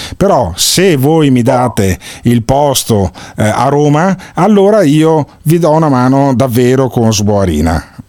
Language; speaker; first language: Italian; native; Italian